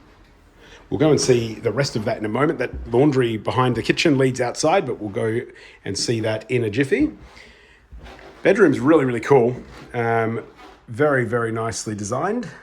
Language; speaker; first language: English; native; English